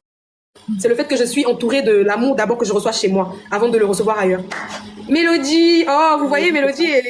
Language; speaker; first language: French; non-native, local second language; Lingala